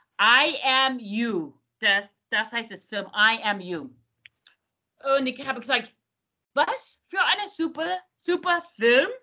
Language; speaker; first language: German; non-native, learner; English